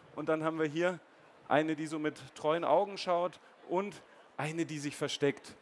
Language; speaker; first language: German; native; German